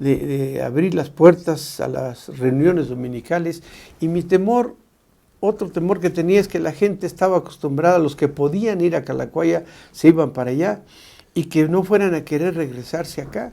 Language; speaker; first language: Spanish; native; Spanish